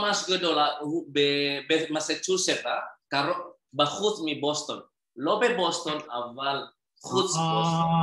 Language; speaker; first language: Hebrew; non-native, learner; Indonesian